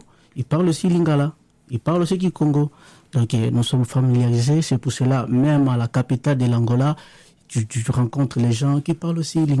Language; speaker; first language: French; non-native, local second language; Lingala